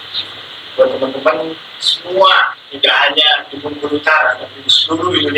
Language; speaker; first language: Indonesian; native; Indonesian